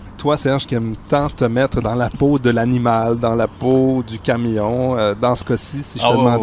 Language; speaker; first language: French; native; French